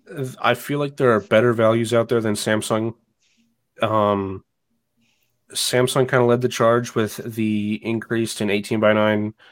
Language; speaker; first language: English; native; English